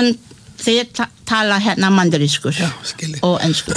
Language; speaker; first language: Icelandic; non-native, fluent; English